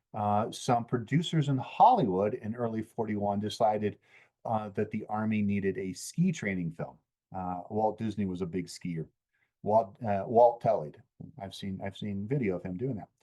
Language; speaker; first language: English; native; English